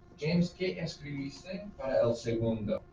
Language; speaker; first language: Spanish; non-native, fluent; English